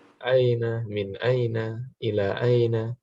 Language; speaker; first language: Arabic; non-native, fluent; Indonesian